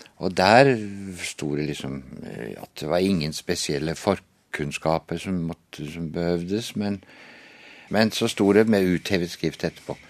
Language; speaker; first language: Norwegian; native; Norwegian